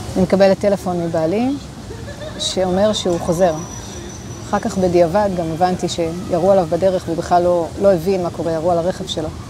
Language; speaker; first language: Hebrew; native; Hebrew